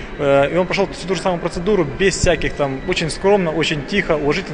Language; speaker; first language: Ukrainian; non-native, local second language; Russian